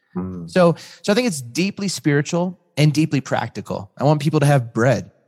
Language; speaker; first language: English; native; English